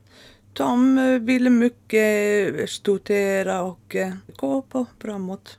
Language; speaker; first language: Swedish; non-native, learner; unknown